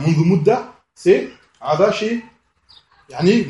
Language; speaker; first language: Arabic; non-native, fluent; French